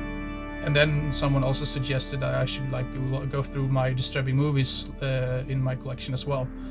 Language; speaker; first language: English; non-native, fluent; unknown